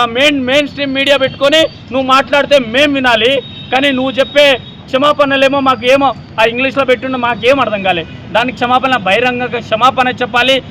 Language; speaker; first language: Telugu; non-native, local second language; Lambadi